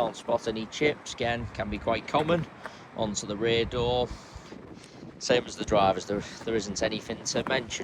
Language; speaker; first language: English; native; English